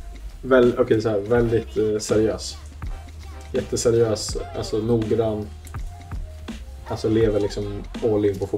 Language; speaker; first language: Swedish; native; Swedish